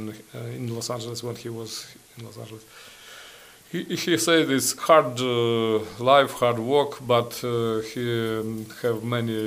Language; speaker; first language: English; non-native, learner; Ukrainian